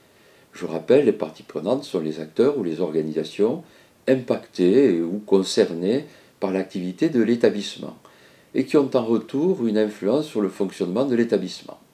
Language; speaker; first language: French; native; French